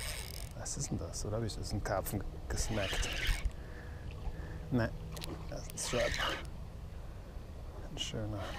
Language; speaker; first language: German; native; German